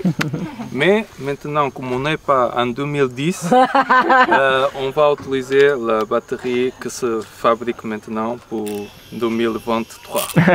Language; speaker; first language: French; non-native, learner; Portuguese